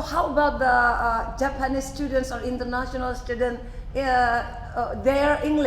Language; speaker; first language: English; non-native, fluent; Indonesian